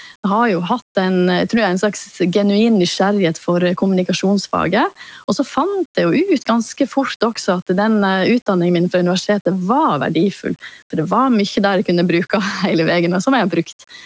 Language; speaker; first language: Norwegian; native; Norwegian